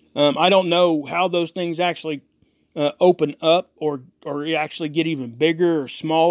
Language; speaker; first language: English; native; English